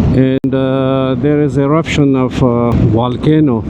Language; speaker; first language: English; non-native, learner; Persian